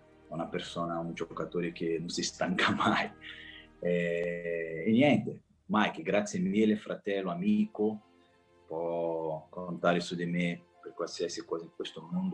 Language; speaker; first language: Italian; non-native, fluent; Portuguese